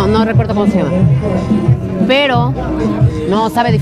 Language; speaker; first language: Spanish; native; Spanish